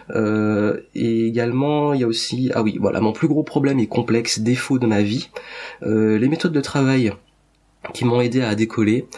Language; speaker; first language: French; native; French